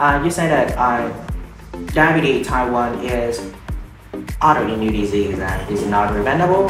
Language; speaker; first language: English; non-native, fluent; Vietnamese